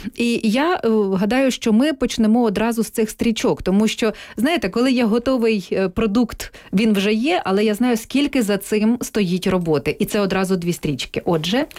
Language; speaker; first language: Ukrainian; native; Ukrainian